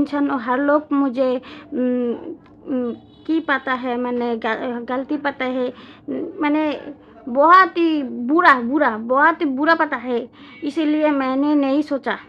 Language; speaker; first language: Hindi; non-native, learner; Bangla